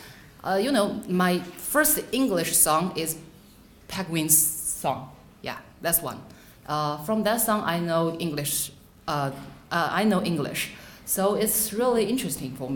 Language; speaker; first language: English; non-native, fluent; Chinese